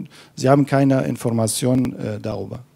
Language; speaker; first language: German; non-native, fluent; Kurdish